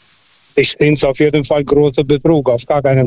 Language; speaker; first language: German; non-native, fluent; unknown